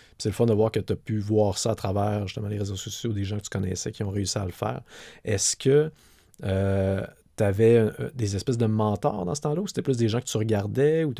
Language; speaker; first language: French; native; French